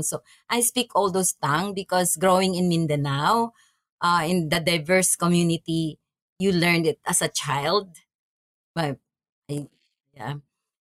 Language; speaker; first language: English; non-native, local second language; Maranao